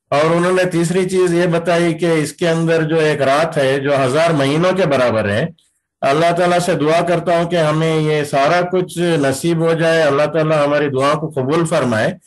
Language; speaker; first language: Urdu; native; Urdu